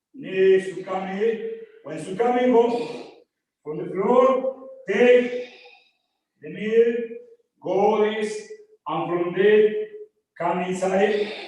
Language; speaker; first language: English; non-native, learner; Spanish